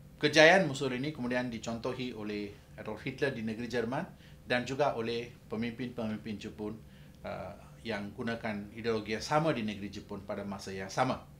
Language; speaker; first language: Malay; non-native, local second language; Tamil